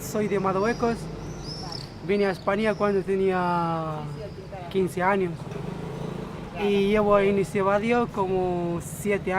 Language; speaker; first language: Spanish; non-native, fluent; Arabic